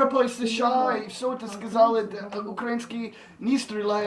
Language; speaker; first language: Russian; non-native, learner; English